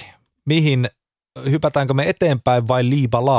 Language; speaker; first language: Finnish; native; Finnish